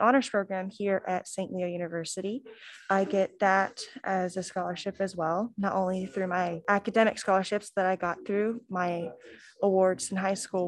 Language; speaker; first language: English; native; English